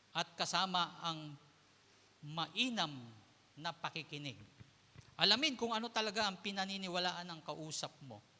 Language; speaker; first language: Filipino; native; Filipino